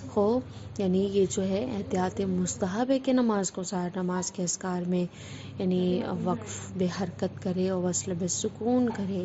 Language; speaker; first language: Urdu; native; Urdu